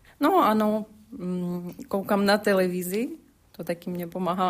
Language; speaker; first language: Czech; non-native, learner; Ukrainian